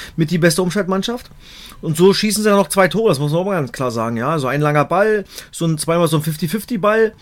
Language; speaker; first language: German; native; German